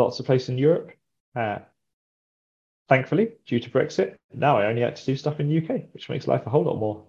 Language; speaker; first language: English; native; English